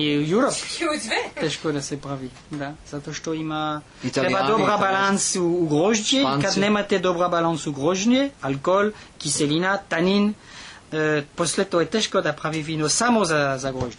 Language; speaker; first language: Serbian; non-native, learner; French